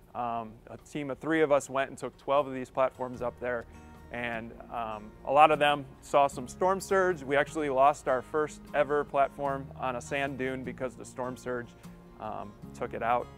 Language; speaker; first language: English; native; English